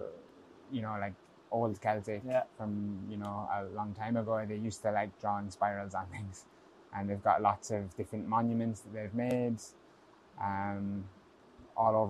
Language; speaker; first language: English; native; English